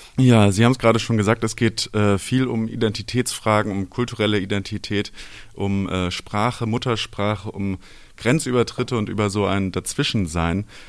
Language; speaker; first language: German; native; German